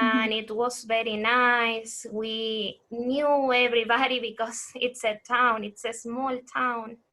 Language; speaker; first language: English; non-native, fluent; Spanish